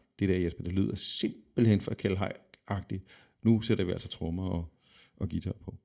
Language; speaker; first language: Danish; native; Danish